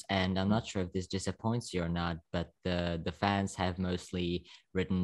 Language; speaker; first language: English; non-native, fluent; Slovak